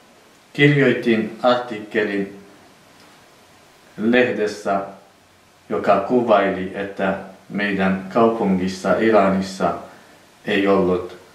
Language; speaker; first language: Finnish; non-native, fluent; Central Kurdish